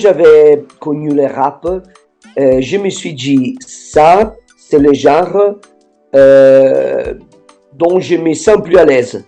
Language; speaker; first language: French; non-native, fluent; Italian